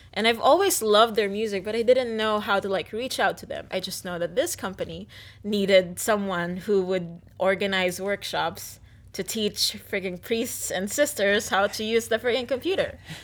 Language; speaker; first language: English; non-native, local second language; Filipino